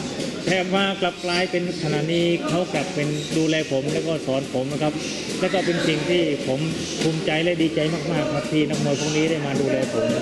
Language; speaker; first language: Thai; native; Thai